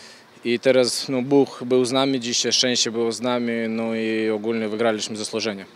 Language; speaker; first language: Polish; non-native, fluent; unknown